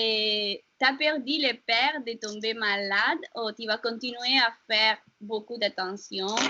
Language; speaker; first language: French; non-native, learner; Spanish